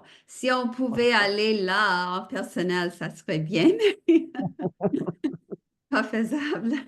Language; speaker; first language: French; non-native, fluent; English